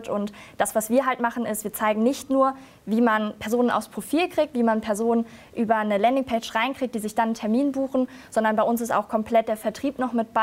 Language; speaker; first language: German; native; German